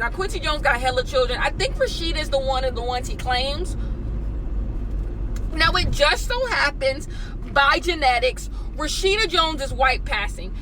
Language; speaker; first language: English; native; English